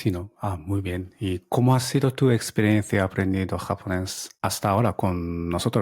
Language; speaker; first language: Spanish; non-native, learner; Japanese